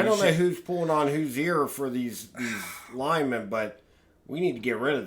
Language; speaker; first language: English; native; English